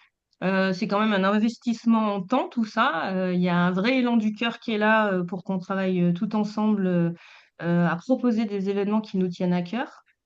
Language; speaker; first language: French; native; French